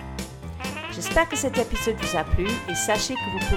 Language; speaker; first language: French; non-native, fluent; English